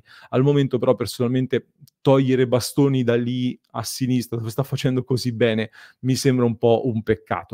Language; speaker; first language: Italian; native; Italian